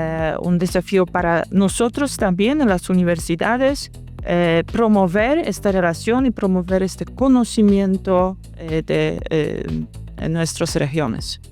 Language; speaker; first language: Spanish; non-native, fluent; Polish